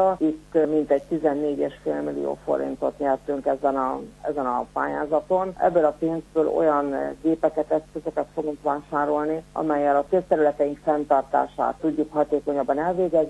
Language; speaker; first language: Hungarian; native; Hungarian